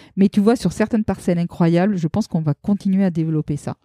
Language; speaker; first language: French; native; French